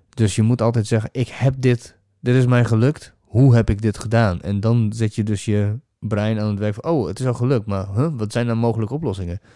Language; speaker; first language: Dutch; native; Dutch